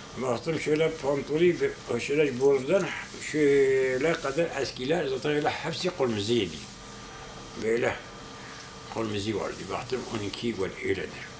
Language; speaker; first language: Turkish; non-native, local second language; Kurdish